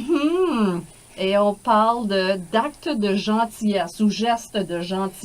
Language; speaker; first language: French; native; French